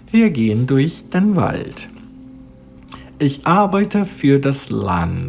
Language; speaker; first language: German; non-native, fluent; Portuguese